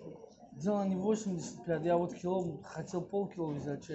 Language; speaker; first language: Russian; non-native, fluent; Tajik